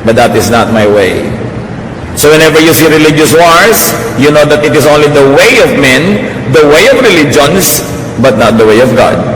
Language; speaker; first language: English; non-native, local second language; Filipino